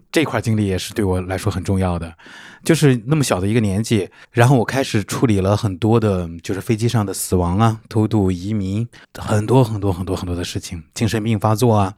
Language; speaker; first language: Chinese; native; Chinese